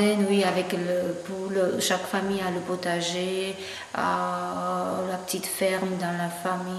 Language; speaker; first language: French; non-native, fluent; Georgian